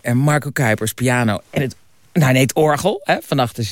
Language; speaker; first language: Dutch; native; Dutch